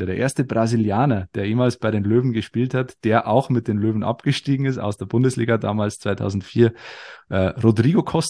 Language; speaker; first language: German; native; German